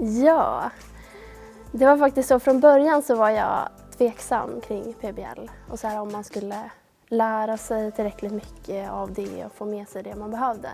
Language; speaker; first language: Swedish; native; Swedish